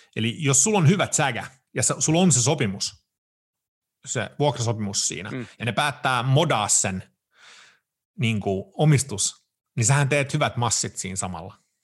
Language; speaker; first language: Finnish; early bilingual, heritage; Finnish